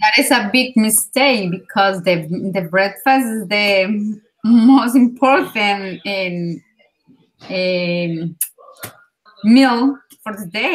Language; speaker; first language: English; non-native, learner; Spanish